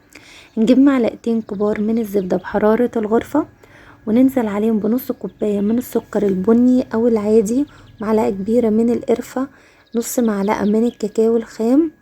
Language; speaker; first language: Arabic; native; Arabic